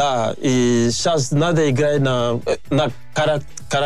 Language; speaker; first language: Russian; non-native, learner; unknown